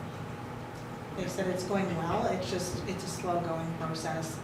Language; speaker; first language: English; native; English